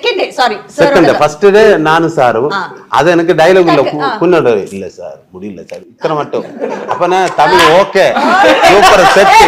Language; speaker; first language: Tamil; non-native, learner; Malayalam